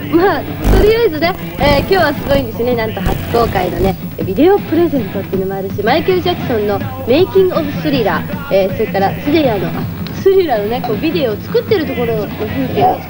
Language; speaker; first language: Japanese; native; Japanese